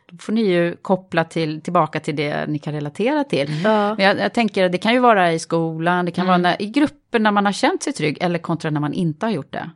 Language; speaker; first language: Swedish; native; Swedish